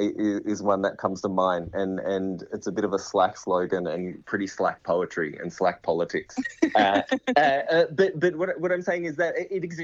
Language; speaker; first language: English; native; English